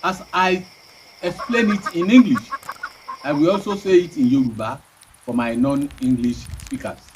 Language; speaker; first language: English; non-native, local second language; Yoruba